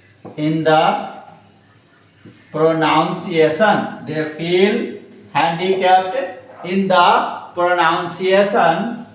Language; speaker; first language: English; non-native, local second language; Hindi